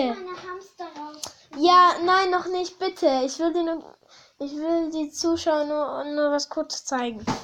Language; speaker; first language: German; early bilingual, other home language; Hungarian